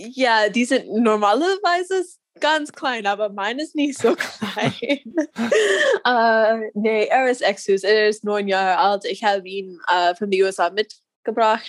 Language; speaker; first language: German; non-native, learner; English